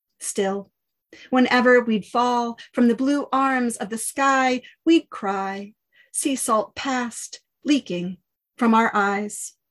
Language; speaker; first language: English; native; English